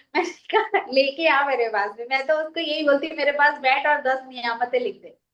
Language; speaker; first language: Hindi; native; Hindi